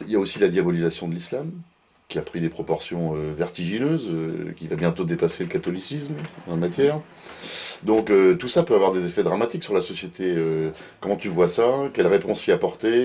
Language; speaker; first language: French; native; French